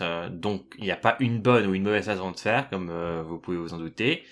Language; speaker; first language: French; native; French